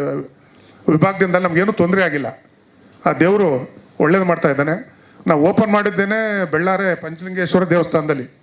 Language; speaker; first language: Kannada; native; Kannada